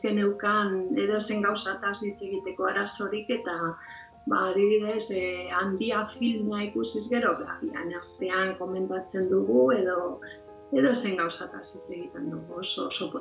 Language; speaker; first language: Basque; non-native, local second language; Spanish